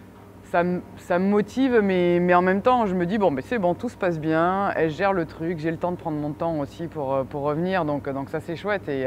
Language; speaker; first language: French; native; French